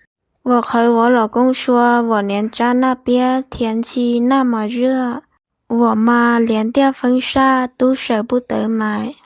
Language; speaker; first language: Chinese; non-native, fluent; Lao